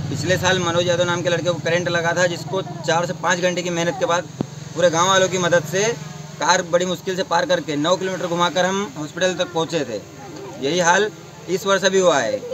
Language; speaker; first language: Hindi; native; Hindi